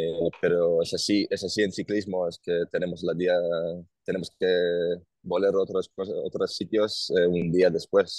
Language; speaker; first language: Spanish; non-native, learner; Hebrew